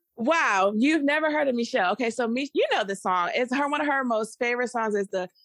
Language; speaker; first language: English; native; English